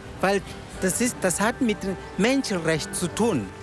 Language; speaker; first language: German; non-native, fluent; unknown